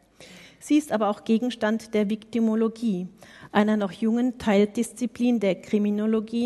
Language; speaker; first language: German; native; German